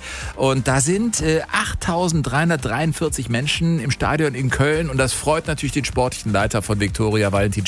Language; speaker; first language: German; native; German